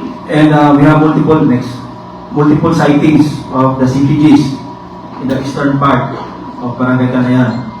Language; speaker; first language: English; non-native, local second language; Cebuano